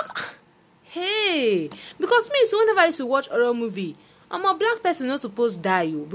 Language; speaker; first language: English; non-native, local second language; Yoruba